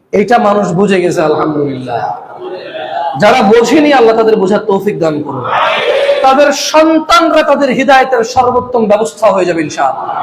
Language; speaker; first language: Bangla; early bilingual, heritage; Bangla